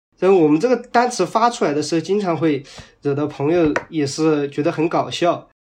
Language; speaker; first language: Chinese; native; Chinese